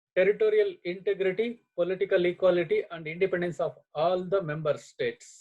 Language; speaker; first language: English; non-native, local second language; Kannada